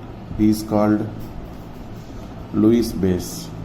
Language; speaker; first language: English; non-native, local second language; Telugu